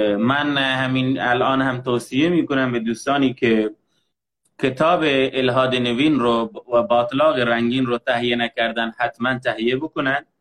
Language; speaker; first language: Persian; native; Persian